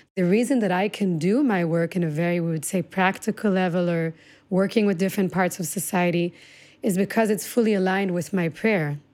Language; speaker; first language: English; early bilingual, other home language; Hebrew